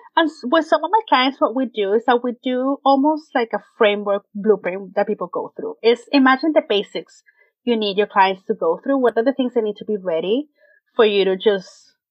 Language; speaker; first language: English; non-native, fluent; Spanish